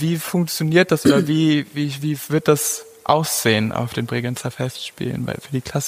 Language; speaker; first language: German; native; German